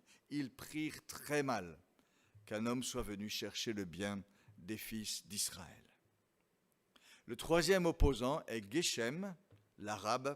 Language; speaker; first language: French; native; French